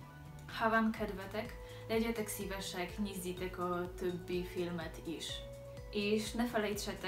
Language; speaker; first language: Hungarian; non-native, learner; Polish